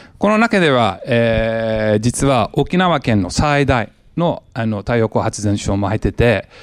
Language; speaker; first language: Japanese; non-native, fluent; English